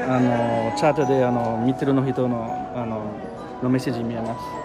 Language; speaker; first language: Japanese; non-native, learner; French